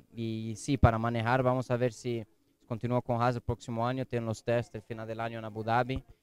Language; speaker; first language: Spanish; non-native, fluent; Portuguese